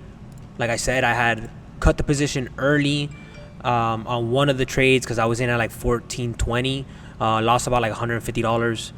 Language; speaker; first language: English; native; English